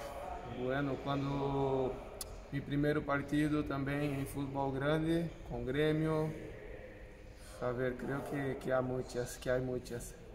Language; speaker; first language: Spanish; non-native, fluent; Portuguese